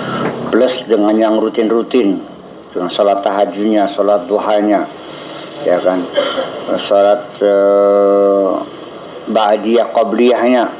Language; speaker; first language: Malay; non-native, local second language; Javanese